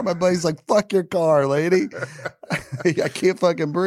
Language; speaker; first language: English; native; English